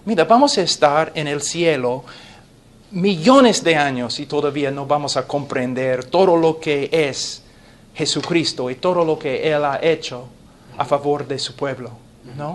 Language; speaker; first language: Spanish; non-native, fluent; English